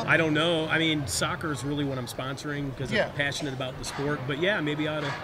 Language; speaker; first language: English; native; English